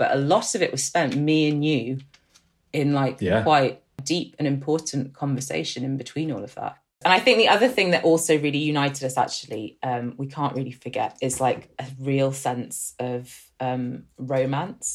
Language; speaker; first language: English; native; English